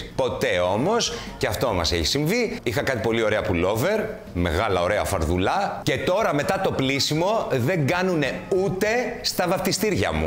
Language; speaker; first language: Greek; native; Greek